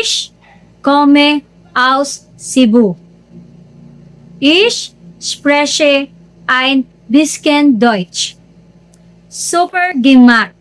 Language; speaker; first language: German; non-native, learner; Cebuano